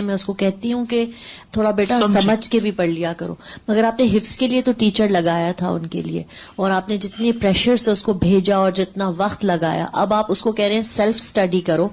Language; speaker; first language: Urdu; native; Urdu